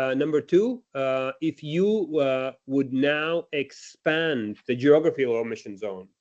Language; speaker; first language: English; non-native, fluent; Latvian